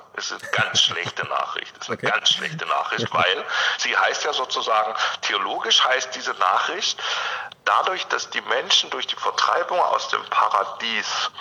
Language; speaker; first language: German; native; German